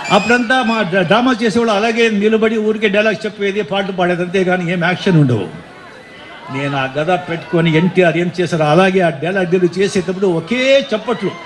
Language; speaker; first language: Telugu; non-native, local second language; Marathi